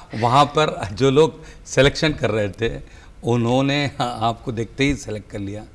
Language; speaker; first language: Hindi; native; Hindi